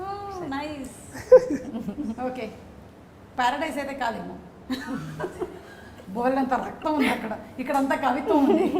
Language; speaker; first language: Telugu; native; Telugu